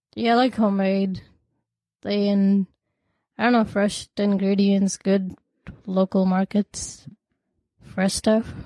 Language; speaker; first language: English; non-native, local second language; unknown